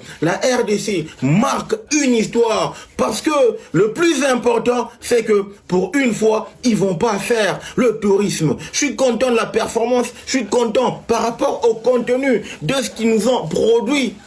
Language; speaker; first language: French; non-native, local second language; Lingala